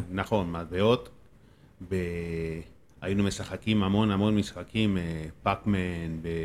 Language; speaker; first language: Hebrew; non-native, fluent; Spanish